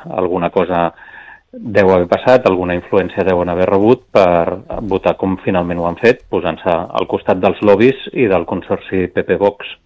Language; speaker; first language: Catalan; native; Catalan